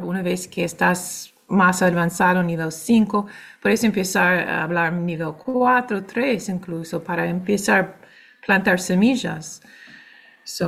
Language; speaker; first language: Spanish; non-native, fluent; English